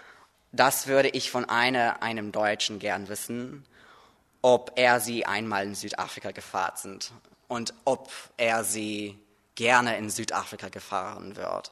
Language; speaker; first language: German; non-native, learner; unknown